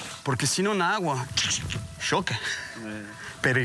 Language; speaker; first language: Portuguese; non-native, learner; English